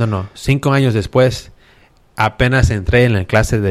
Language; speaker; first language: Spanish; early bilingual, heritage; Spanish